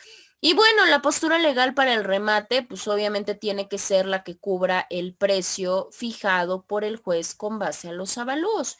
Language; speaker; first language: Spanish; native; Spanish